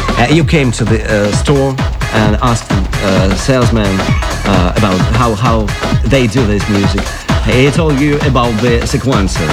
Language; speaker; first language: English; non-native, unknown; Russian